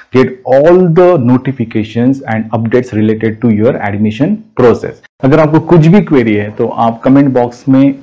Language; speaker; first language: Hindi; non-native, local second language; Marathi